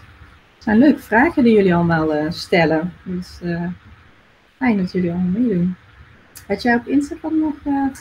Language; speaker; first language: Dutch; native; Dutch